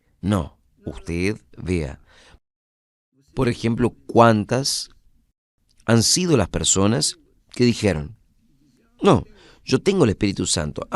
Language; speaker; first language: Spanish; non-native, fluent; Portuguese